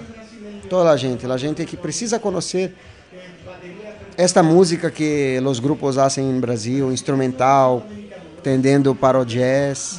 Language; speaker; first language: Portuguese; non-native, learner; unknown